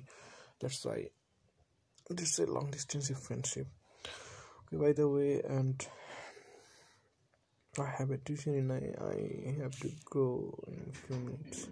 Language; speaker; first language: English; non-native, learner; Bangla